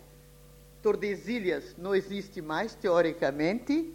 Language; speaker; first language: Spanish; non-native, fluent; Portuguese